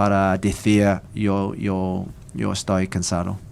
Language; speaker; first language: Spanish; non-native, learner; English